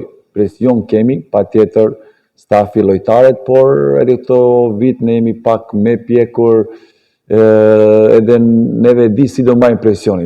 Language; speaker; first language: Albanian; non-native, learner; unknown